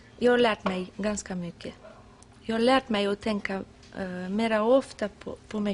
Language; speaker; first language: Swedish; non-native, fluent; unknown